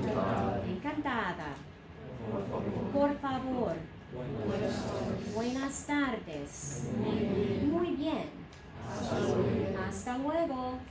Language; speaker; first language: Spanish; non-native, fluent; English